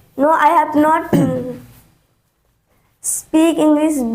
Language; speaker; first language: English; non-native, learner; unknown